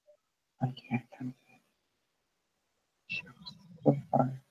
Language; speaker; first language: English; non-native, fluent; Spanish